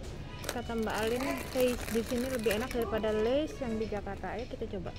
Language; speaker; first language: Indonesian; native; Indonesian